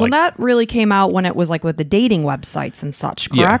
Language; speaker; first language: English; native; English